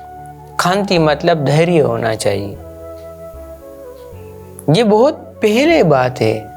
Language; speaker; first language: Hindi; non-native, local second language; Sinhala